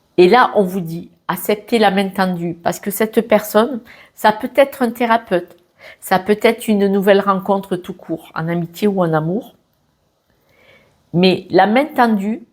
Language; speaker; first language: French; native; French